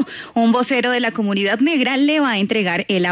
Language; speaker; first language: Spanish; native; Spanish